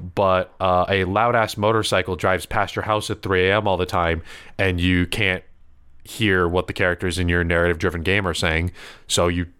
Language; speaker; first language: English; early bilingual, other home language; Filipino